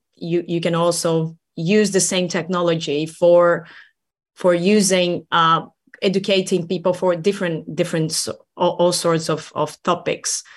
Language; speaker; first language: English; non-native, fluent; Portuguese